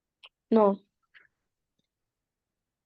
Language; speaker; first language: French; non-native, learner; Arabic